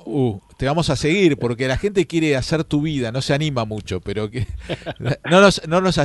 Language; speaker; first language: Spanish; native; Spanish